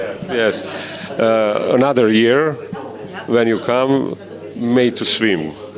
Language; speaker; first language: English; non-native, learner; Serbian